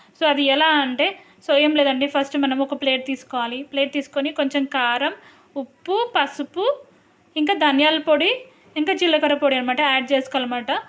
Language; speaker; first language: Telugu; non-native, local second language; Lambadi